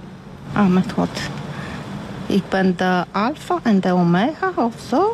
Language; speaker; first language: Dutch; non-native, learner; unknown